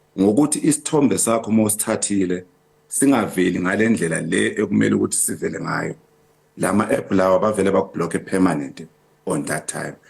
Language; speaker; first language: Zulu; native; Zulu